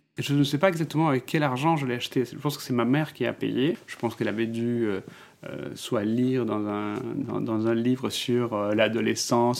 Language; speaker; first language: French; non-native, fluent; Spanish